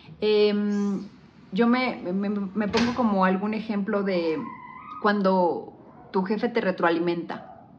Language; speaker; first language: Spanish; native; Spanish